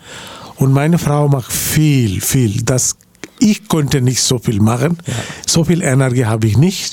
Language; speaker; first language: German; non-native, fluent; Bangla